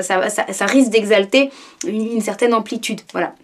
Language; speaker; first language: French; native; French